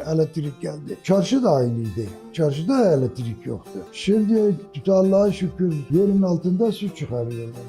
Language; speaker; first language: Turkish; non-native, local second language; Kurdish